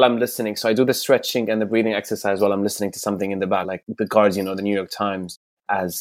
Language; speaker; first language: English; non-native, fluent; Arabic